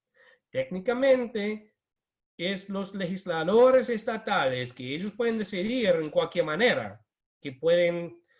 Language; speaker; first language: Spanish; non-native, fluent; English